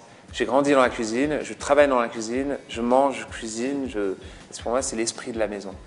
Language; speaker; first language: French; non-native, fluent; English